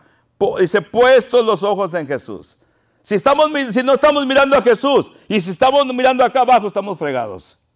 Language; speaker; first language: Spanish; native; Spanish